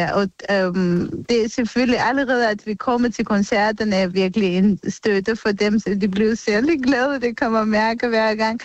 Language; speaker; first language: Danish; non-native, fluent; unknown